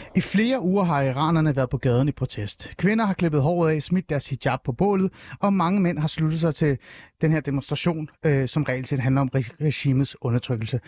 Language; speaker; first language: Danish; early bilingual, other home language; Persian